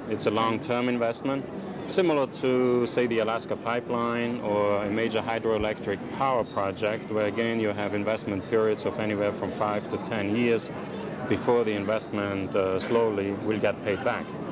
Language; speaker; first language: English; non-native, fluent; German